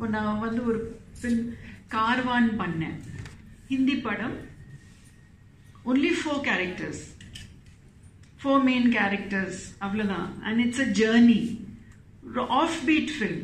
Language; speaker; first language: Tamil; non-native, fluent; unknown